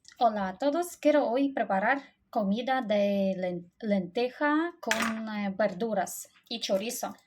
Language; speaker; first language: Spanish; non-native, learner; Ukrainian